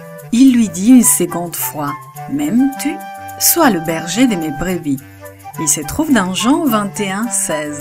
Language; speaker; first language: French; native; French